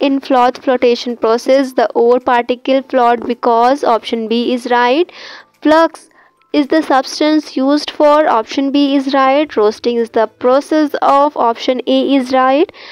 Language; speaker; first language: English; non-native, local second language; Hindi